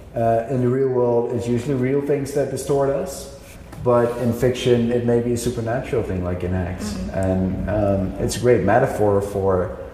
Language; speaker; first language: English; non-native, fluent; Dutch